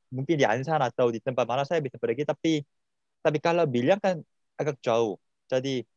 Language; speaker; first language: Indonesian; non-native, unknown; Korean